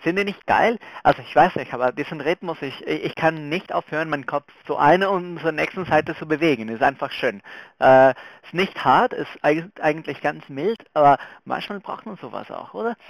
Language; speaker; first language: German; non-native, fluent; Spanish